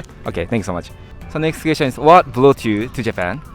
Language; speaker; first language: English; non-native, learner; Japanese